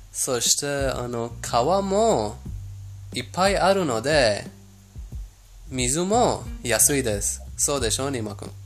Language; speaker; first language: Japanese; non-native, fluent; Persian